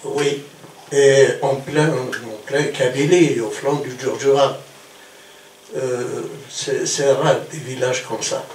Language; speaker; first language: French; non-native, local second language; Kabyle